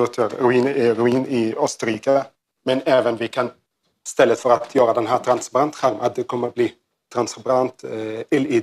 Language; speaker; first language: Swedish; non-native, learner; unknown